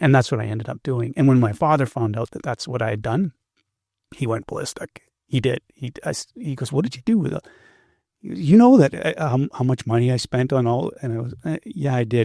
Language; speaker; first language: English; native; English